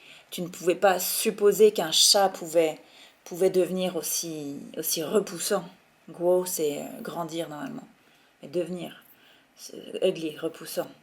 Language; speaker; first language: French; native; French